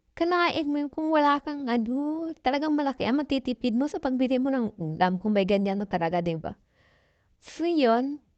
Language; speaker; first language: Filipino; non-native, local second language; Cebuano